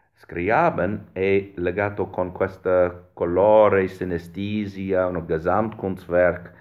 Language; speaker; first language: Italian; non-native, fluent; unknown